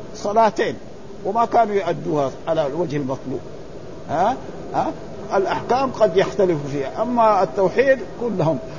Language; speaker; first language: Arabic; native; Arabic